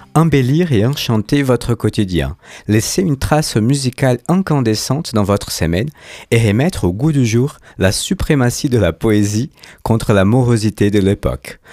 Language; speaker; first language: French; non-native, fluent; Portuguese